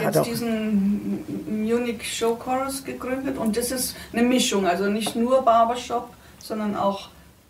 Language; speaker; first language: German; native; German